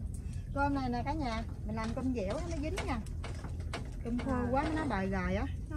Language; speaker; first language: Vietnamese; native; Vietnamese